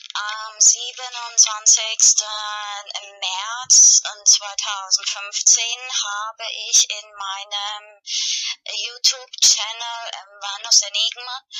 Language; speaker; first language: German; non-native, fluent; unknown